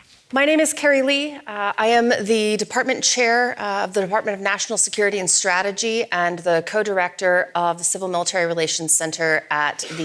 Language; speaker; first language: English; native; English